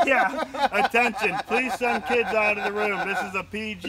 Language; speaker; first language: English; native; English